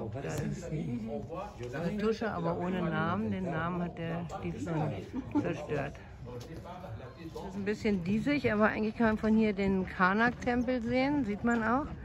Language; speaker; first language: German; native; German